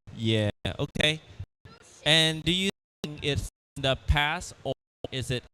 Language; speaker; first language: English; non-native, fluent; Vietnamese